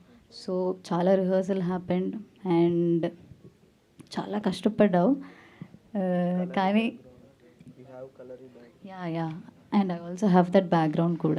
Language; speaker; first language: Telugu; non-native, learner; Malayalam